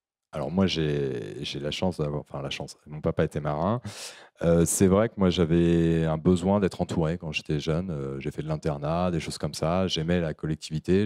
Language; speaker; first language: French; native; French